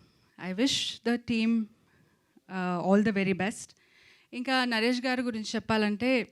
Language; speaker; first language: Telugu; non-native, local second language; Kannada